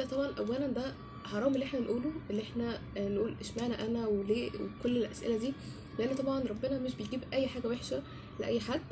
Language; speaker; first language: Arabic; native; Arabic